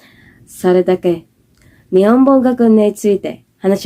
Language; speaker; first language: Japanese; non-native, learner; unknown